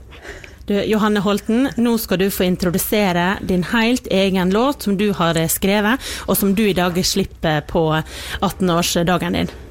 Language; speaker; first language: Norwegian; native; Norwegian